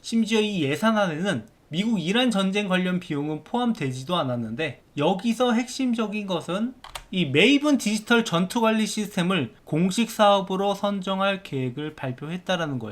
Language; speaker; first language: Korean; native; Korean